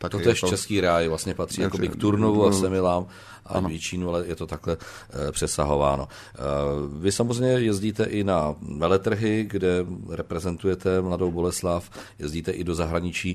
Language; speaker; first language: Czech; native; Czech